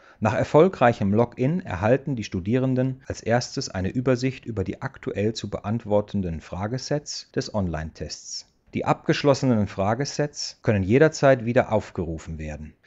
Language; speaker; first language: German; native; German